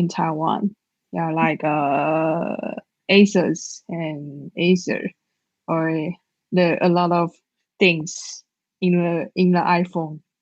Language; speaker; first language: English; non-native, learner; Chinese